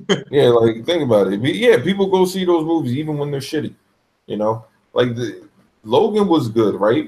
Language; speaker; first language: English; native; English